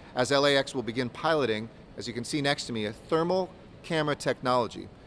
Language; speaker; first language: English; native; English